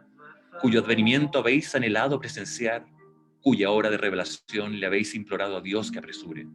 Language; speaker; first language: Spanish; native; Spanish